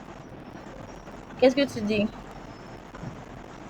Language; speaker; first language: French; non-native, learner; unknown